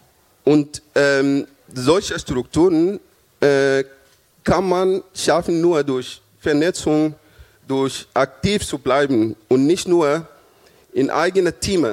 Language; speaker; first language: German; non-native, fluent; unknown